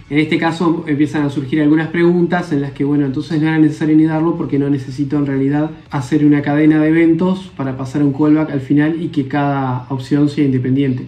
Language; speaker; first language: Spanish; native; Spanish